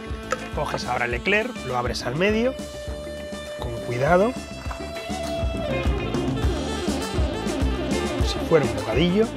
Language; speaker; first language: Spanish; native; Spanish